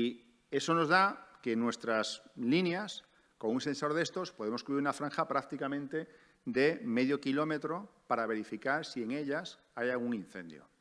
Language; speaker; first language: Spanish; native; Spanish